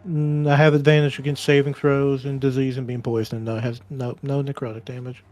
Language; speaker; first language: English; native; English